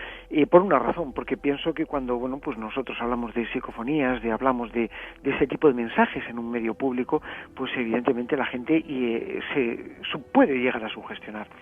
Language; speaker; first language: Spanish; native; Spanish